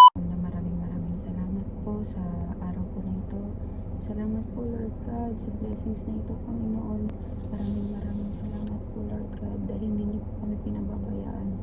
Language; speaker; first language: Filipino; native; Filipino